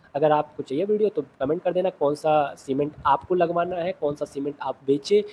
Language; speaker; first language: Hindi; native; Hindi